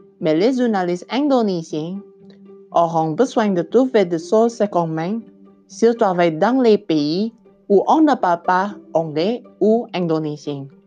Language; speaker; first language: French; non-native, learner; Indonesian